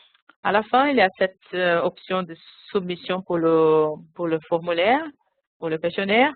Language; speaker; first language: French; non-native, fluent; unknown